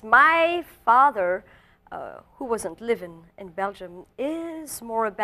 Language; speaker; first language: English; non-native, fluent; French